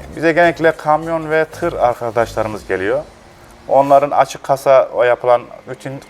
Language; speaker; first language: Turkish; native; Turkish